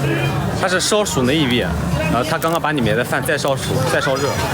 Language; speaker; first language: Chinese; native; Chinese